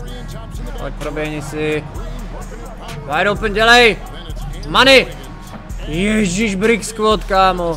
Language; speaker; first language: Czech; native; Czech